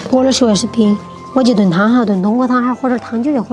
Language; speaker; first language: Chinese; native; Chinese